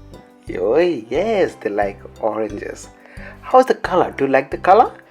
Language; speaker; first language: English; non-native, learner; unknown